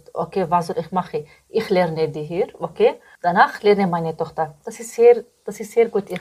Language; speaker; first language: German; non-native, learner; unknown